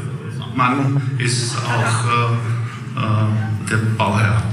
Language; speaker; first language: German; non-native, fluent; Czech